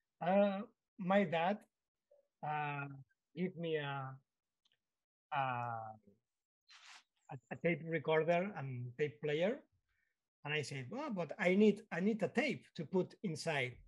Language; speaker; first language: English; non-native, learner; Spanish